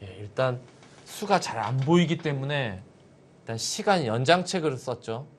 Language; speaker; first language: Korean; native; Korean